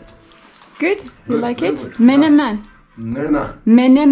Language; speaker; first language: English; non-native, learner; Turkish